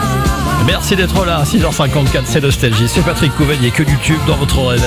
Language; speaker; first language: French; native; French